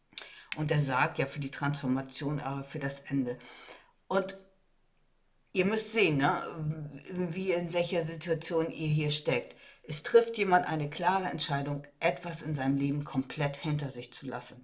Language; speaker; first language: German; native; German